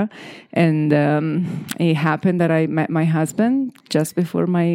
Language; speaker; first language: English; non-native, fluent; Italian